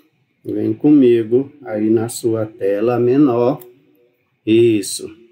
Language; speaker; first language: Portuguese; native; Portuguese